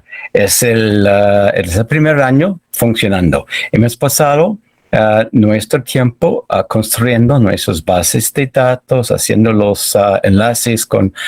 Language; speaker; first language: Spanish; non-native, fluent; English